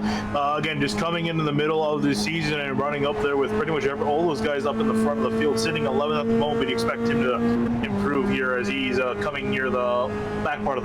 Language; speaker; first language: English; native; English